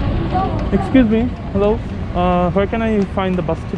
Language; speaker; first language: English; non-native, learner; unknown